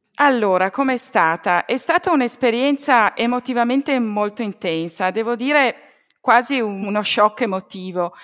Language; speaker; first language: Italian; native; Italian